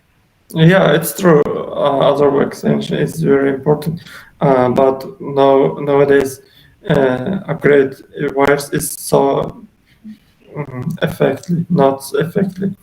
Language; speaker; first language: English; non-native, learner; Uzbek